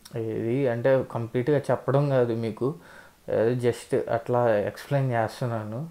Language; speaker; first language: Telugu; non-native, local second language; Urdu